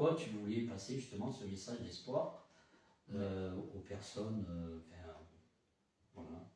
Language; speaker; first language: French; native; French